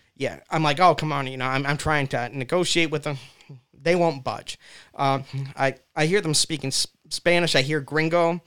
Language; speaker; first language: English; native; English